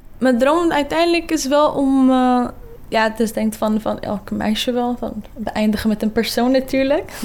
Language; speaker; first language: Dutch; early bilingual, other home language; Kurdish